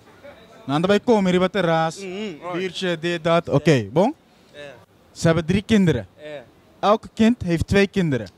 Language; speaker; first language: Dutch; native; Dutch